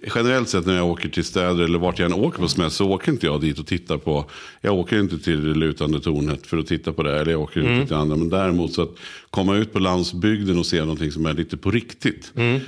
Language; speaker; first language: Swedish; native; Swedish